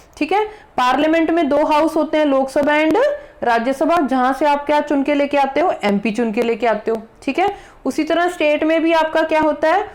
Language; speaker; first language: Hindi; non-native, local second language; Punjabi